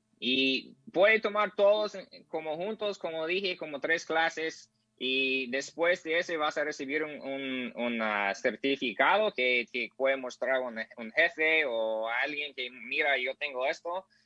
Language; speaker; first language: Spanish; non-native, learner; English